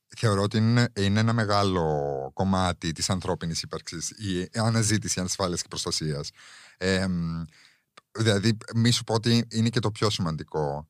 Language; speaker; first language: Greek; early bilingual, heritage; Greek